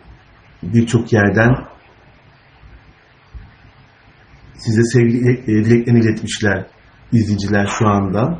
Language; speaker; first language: Turkish; native; Turkish